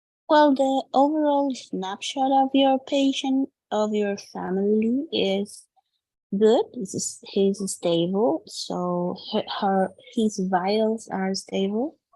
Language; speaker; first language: English; non-native, learner; Spanish